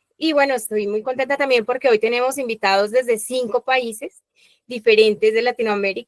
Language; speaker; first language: Spanish; native; Spanish